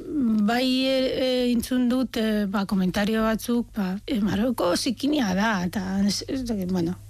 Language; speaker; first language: Basque; non-native, fluent; Arabic